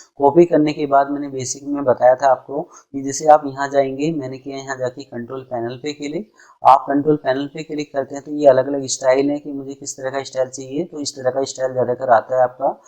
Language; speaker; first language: Hindi; native; Hindi